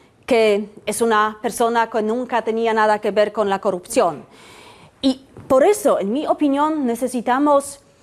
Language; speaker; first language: Spanish; non-native, fluent; Polish